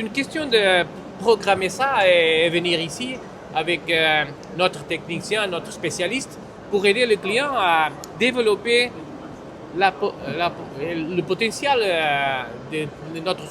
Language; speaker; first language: French; non-native, fluent; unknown